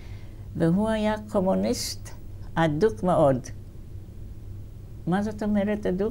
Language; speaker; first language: Hebrew; non-native, fluent; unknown